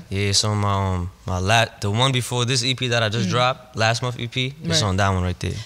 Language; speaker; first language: English; native; English